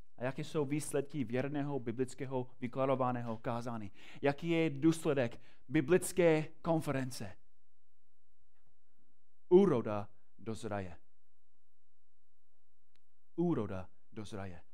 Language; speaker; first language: Czech; non-native, fluent; English